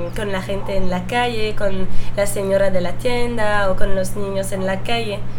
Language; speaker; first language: Spanish; non-native, fluent; French